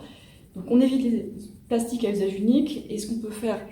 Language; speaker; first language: French; native; French